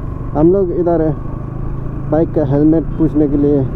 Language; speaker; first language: Hindi; non-native, learner; Nepali